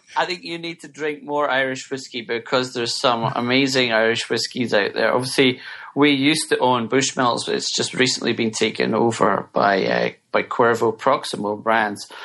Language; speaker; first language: English; native; English